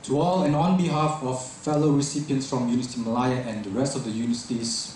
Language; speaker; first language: English; non-native, local second language; Malay